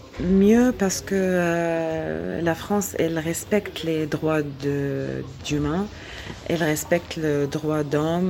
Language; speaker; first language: French; non-native, learner; Arabic